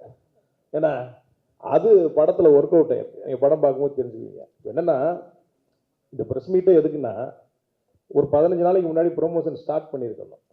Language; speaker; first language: Tamil; native; Tamil